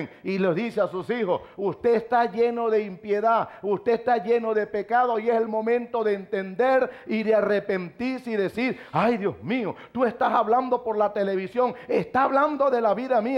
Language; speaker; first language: Spanish; native; Spanish